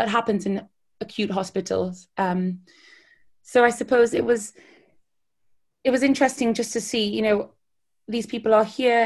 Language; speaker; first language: English; native; English